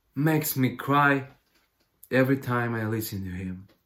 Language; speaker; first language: English; non-native, fluent; Ukrainian